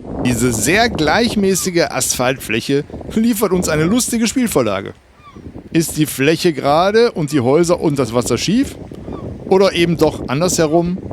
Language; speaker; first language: German; native; German